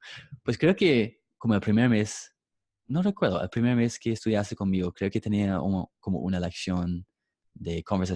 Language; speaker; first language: Spanish; non-native, fluent; English